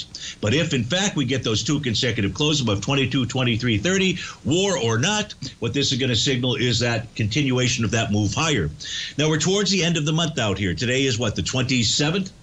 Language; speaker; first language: English; native; English